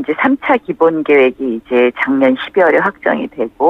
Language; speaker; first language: Korean; native; Korean